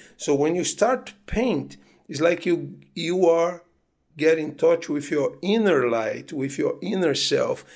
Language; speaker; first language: English; non-native, fluent; Portuguese